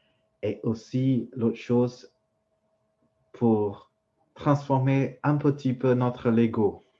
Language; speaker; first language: French; non-native, fluent; Vietnamese